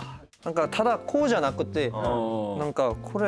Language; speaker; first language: Japanese; non-native, fluent; Korean